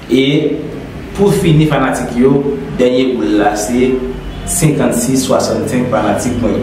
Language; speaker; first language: French; non-native, local second language; Haitian Creole